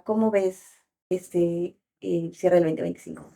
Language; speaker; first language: Spanish; native; Spanish